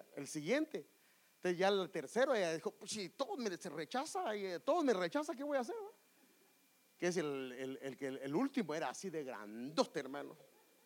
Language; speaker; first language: Spanish; native; Spanish